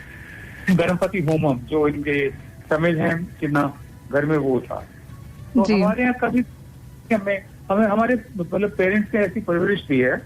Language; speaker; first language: Hindi; native; Hindi